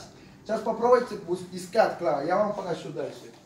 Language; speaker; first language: Russian; non-native, fluent; Spanish